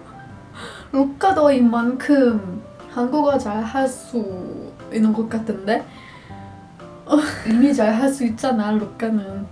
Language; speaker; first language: Korean; non-native, fluent; Portuguese